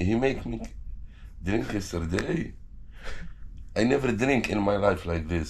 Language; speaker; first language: English; non-native, learner; Turkish